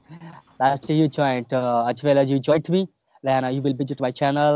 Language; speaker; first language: English; non-native, learner; Hindi